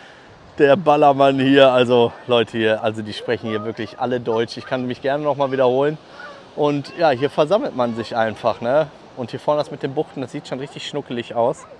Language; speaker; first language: German; native; German